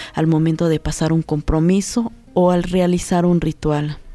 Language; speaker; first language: Spanish; non-native, local second language; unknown